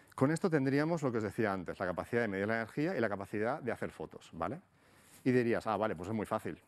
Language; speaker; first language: Spanish; native; Spanish